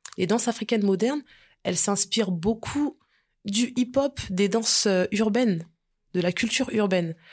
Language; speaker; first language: French; early bilingual, other home language; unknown